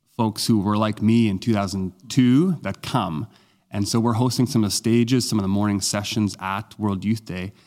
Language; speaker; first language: English; native; English